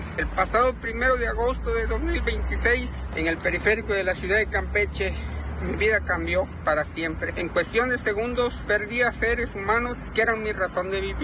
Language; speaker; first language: Spanish; native; Spanish